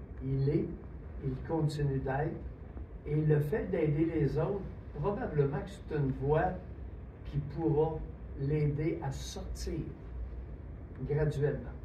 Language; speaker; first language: French; native; French